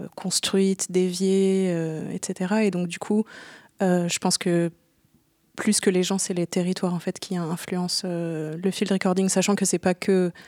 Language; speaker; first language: French; native; French